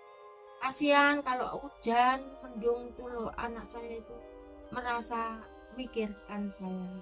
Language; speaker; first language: Indonesian; non-native, local second language; Javanese